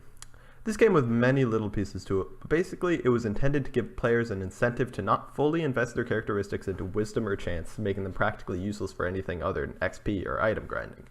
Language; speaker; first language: English; native; English